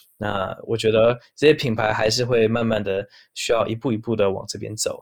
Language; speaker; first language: Chinese; early bilingual, heritage; Chinese